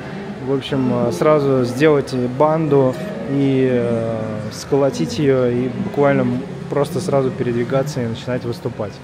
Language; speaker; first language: Russian; native; Russian